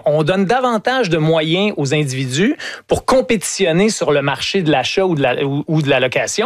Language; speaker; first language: French; native; French